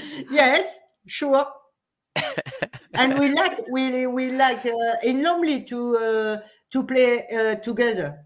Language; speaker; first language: English; non-native, learner; French